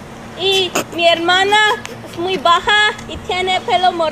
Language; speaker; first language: Spanish; non-native, learner; English